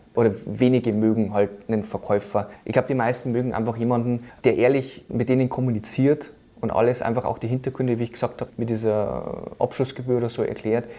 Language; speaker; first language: German; native; German